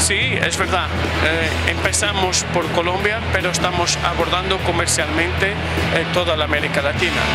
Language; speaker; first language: Spanish; non-native, fluent; Portuguese